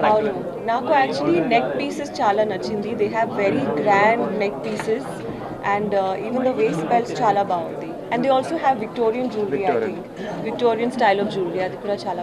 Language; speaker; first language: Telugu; non-native, learner; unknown